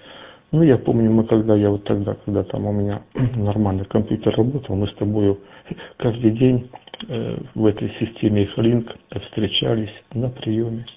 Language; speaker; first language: Russian; native; Russian